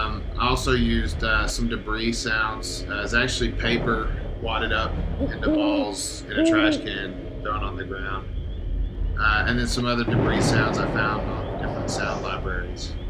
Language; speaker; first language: English; native; English